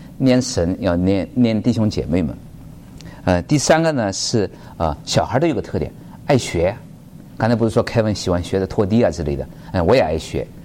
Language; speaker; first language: Chinese; native; Chinese